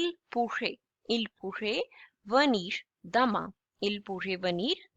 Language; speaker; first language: French; non-native, fluent; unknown